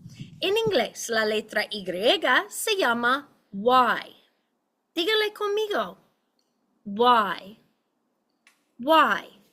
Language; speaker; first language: Spanish; non-native, fluent; English